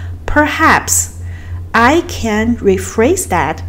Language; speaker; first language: English; non-native, fluent; Chinese